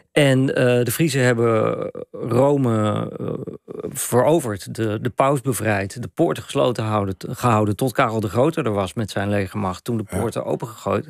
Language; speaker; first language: Dutch; native; Dutch